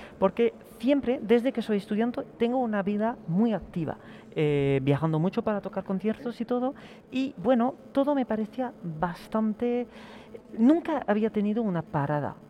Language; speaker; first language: Spanish; non-native, fluent; French